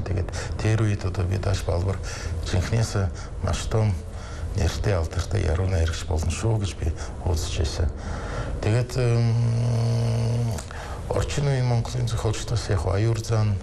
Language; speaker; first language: Mongolian; non-native, fluent; Russian